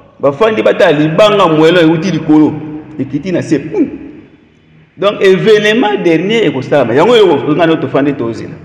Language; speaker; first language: Lingala; non-native, local second language; Kongo